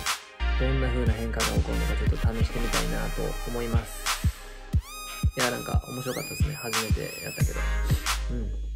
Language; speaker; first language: Japanese; native; Japanese